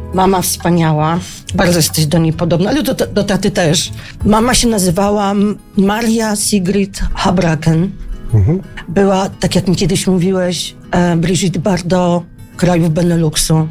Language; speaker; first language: Polish; native; Polish